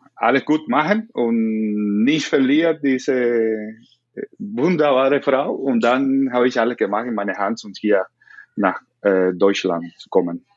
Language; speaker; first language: German; non-native, learner; Spanish